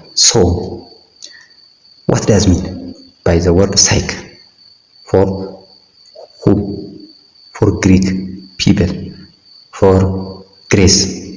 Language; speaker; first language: English; non-native, local second language; Amharic